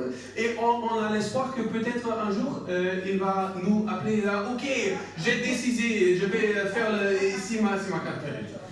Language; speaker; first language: French; non-native, learner; English